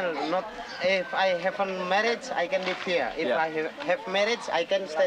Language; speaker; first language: English; non-native, learner; Indonesian